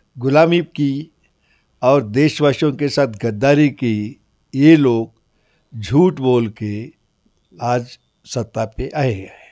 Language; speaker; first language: Hindi; non-native, local second language; Marathi